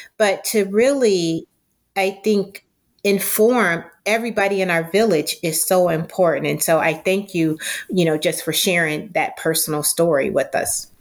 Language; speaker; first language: English; native; English